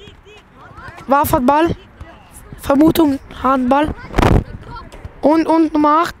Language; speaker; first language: German; non-native, learner; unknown